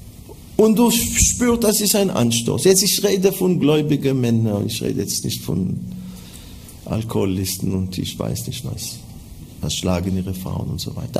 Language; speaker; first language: German; non-native, fluent; Hebrew